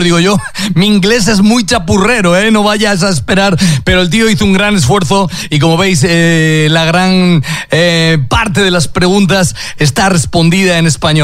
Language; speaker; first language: Spanish; native; Spanish